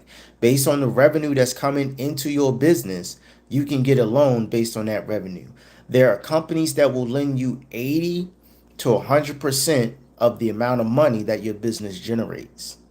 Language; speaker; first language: English; native; English